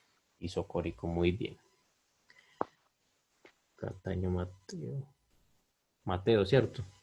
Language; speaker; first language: Spanish; native; Spanish